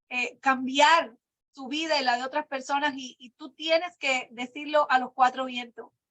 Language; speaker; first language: Spanish; native; Spanish